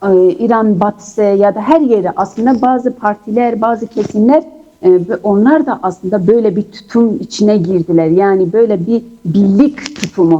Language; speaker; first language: Turkish; non-native, fluent; Kurdish